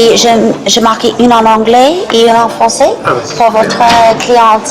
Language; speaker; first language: French; non-native, learner; English